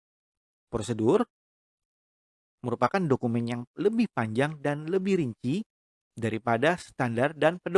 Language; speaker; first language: Indonesian; native; Indonesian